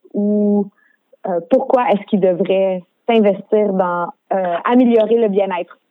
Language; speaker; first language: French; native; French